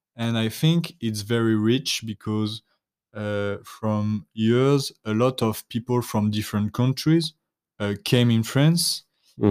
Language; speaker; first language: English; non-native, learner; French